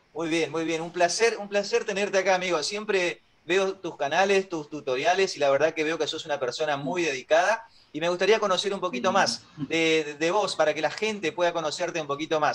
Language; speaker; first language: Spanish; native; Spanish